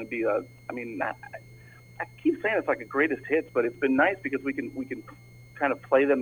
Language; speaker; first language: English; native; English